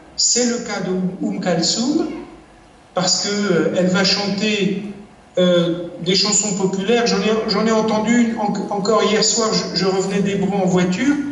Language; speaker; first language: French; native; French